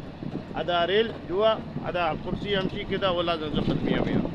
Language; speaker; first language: Arabic; non-native, learner; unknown